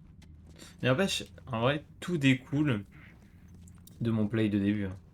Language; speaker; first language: French; native; French